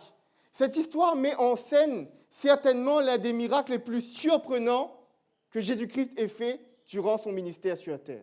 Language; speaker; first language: French; native; French